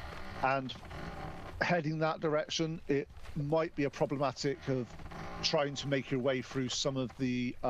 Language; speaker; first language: English; native; English